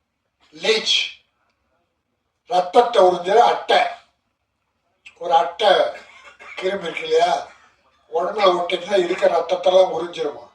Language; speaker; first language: Tamil; native; Tamil